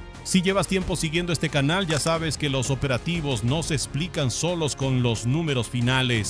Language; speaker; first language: Spanish; native; Spanish